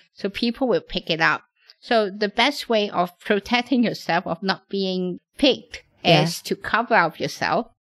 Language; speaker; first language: English; non-native, local second language; Cantonese